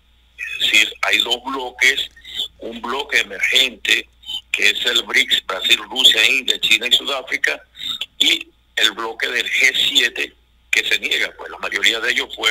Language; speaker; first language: Spanish; native; Spanish